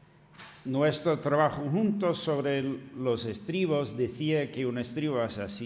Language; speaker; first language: Spanish; non-native, fluent; English